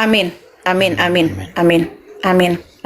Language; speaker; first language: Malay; non-native, local second language; Madurese